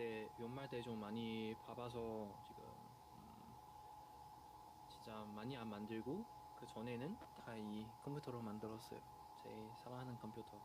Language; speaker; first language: Korean; non-native, fluent; Chinese